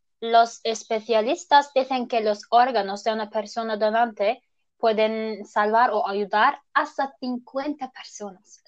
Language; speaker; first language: Spanish; non-native, learner; German